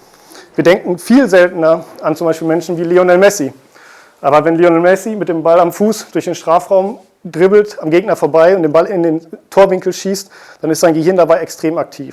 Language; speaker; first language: German; native; German